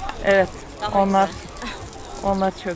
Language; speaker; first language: Turkish; non-native, fluent; Russian